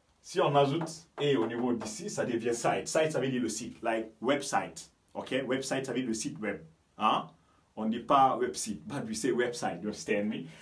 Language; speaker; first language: French; non-native, local second language; Fula